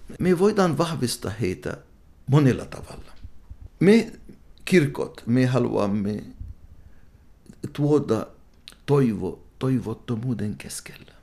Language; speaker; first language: Finnish; non-native, fluent; Arabic